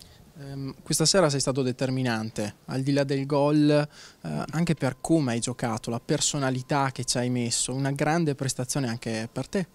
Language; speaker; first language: Italian; native; Italian